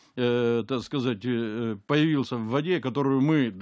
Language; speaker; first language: Russian; native; Russian